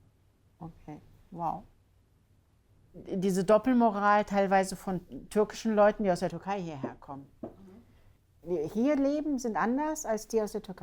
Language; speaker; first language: German; early bilingual, other home language; Turkish